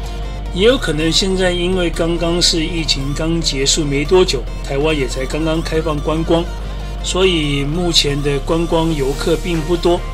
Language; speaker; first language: Chinese; native; Chinese